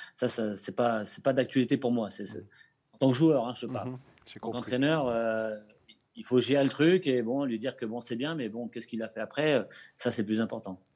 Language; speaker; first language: French; native; French